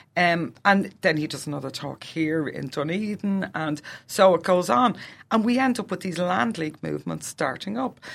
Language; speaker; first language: English; native; English